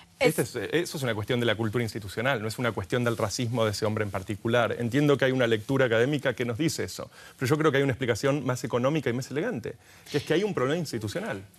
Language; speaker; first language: Spanish; native; Spanish